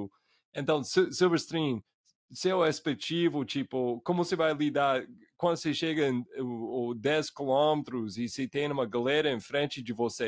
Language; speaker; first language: Portuguese; non-native, fluent; English